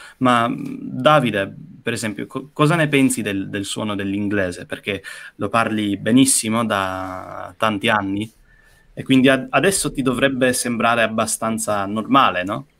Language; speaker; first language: Italian; non-native, fluent; English